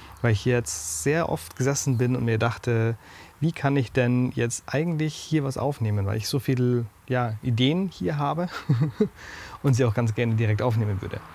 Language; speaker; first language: German; native; German